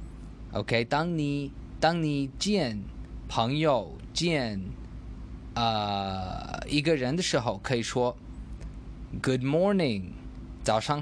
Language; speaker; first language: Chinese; non-native, learner; English